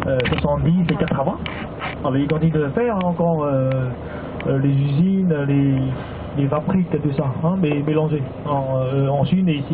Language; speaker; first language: French; non-native, fluent; Cantonese